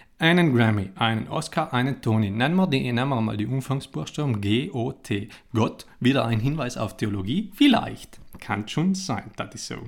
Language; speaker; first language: German; native; German